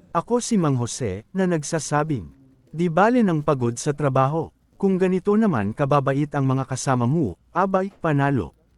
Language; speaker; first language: Filipino; native; Filipino